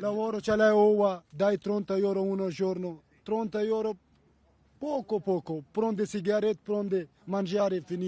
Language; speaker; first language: Italian; non-native, learner; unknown